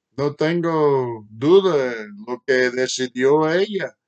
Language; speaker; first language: Spanish; non-native, fluent; English